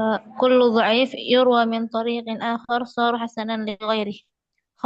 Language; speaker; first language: Arabic; non-native, learner; Indonesian